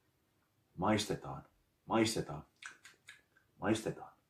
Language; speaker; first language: Finnish; native; Finnish